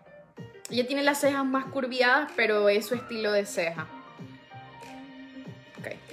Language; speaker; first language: Spanish; native; Spanish